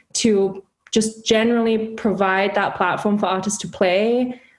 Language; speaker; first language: English; non-native, fluent; German